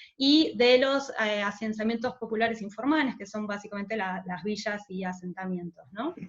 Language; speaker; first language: Spanish; native; Spanish